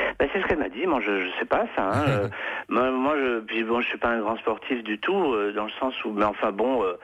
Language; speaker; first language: French; native; French